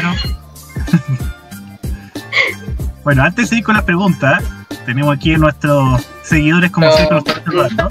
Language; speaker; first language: Spanish; native; Spanish